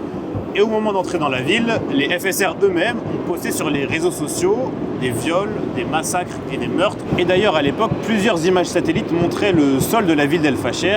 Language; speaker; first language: French; native; French